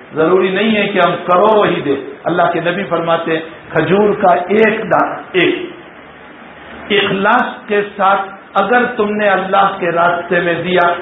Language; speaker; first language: Urdu; non-native, local second language; Gujarati